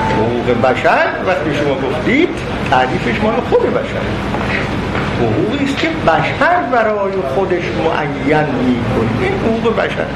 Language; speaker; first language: Persian; non-native, local second language; Azerbaijani